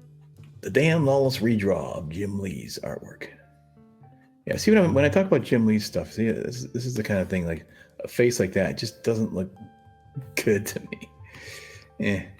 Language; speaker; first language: English; native; English